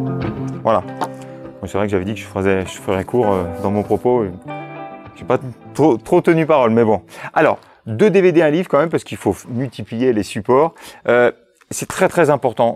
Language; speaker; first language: French; native; French